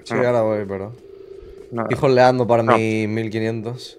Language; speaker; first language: Spanish; native; Spanish